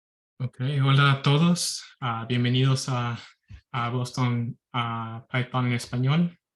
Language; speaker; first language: Spanish; early bilingual, heritage; Spanish